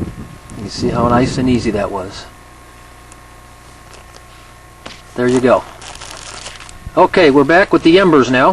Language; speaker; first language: English; native; English